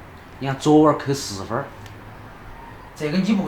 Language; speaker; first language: Chinese; native; Chinese